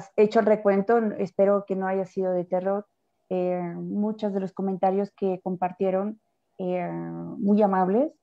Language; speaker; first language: Spanish; native; Spanish